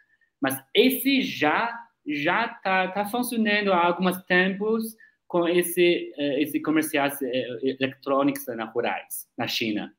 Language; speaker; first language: Portuguese; non-native, learner; Chinese